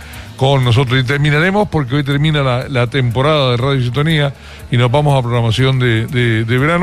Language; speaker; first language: Spanish; native; Spanish